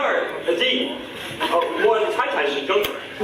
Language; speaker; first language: Chinese; non-native, learner; English